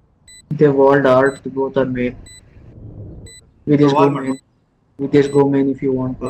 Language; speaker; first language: English; non-native, local second language; Kannada